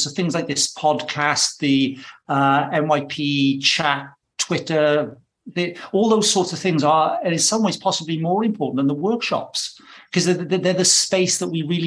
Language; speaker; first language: English; native; English